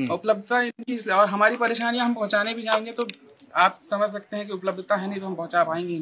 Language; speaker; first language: Hindi; native; Hindi